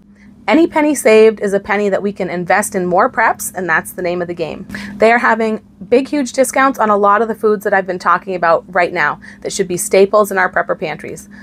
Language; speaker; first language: English; native; English